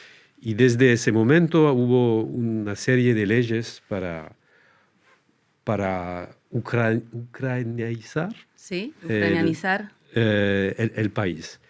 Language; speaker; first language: Spanish; non-native, fluent; French